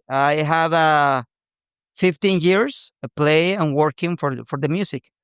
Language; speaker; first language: English; non-native, local second language; Spanish